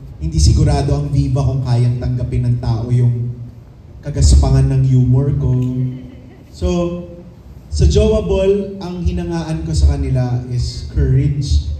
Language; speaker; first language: Filipino; native; Filipino